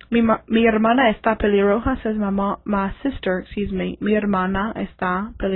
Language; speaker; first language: Spanish; non-native, fluent; English